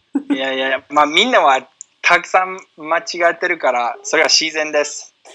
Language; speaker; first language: Japanese; non-native, fluent; English